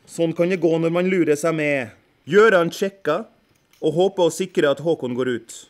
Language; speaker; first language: Norwegian; native; Norwegian